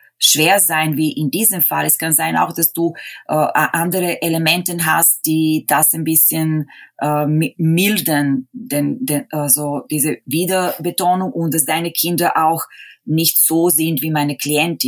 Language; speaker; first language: German; non-native, fluent; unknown